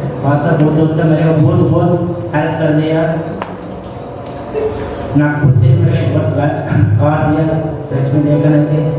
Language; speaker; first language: Hindi; non-native, local second language; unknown